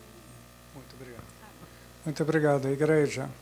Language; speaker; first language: Portuguese; non-native, fluent; English